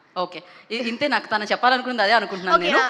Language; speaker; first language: Telugu; native; Telugu